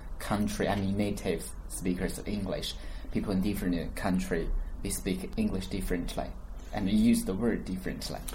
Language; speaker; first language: English; non-native, fluent; Chinese